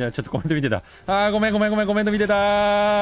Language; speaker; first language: Japanese; native; Japanese